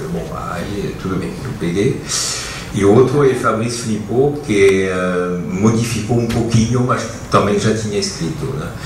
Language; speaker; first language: Portuguese; non-native, fluent; French